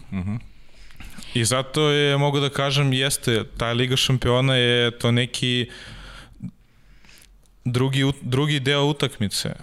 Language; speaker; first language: Serbian; non-native, learner; Russian